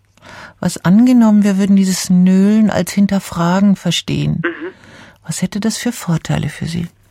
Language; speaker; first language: German; native; German